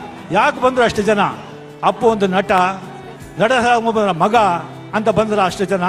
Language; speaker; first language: Kannada; non-native, local second language; Marathi